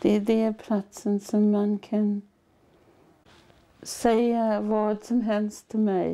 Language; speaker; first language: Swedish; non-native, fluent; Māori